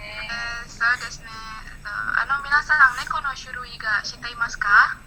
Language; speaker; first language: Japanese; non-native, learner; Indonesian